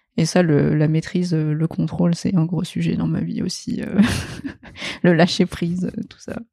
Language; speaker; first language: French; native; French